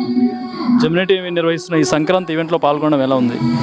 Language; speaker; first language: Telugu; native; Telugu